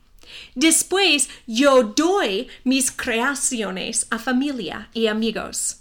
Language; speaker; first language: Spanish; non-native, fluent; English